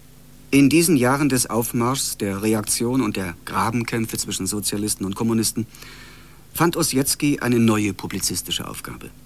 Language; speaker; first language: German; native; German